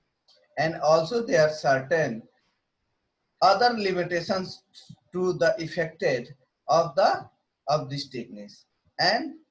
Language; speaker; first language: English; non-native, local second language; Hindi